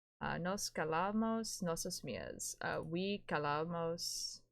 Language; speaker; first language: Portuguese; non-native, learner; English